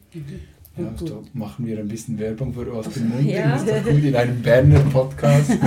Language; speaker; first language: German; native; German